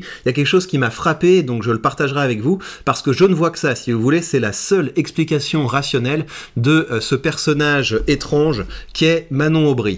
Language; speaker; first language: French; native; French